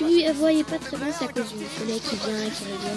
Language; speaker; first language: French; native; French